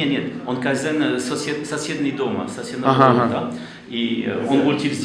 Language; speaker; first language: Russian; non-native, learner; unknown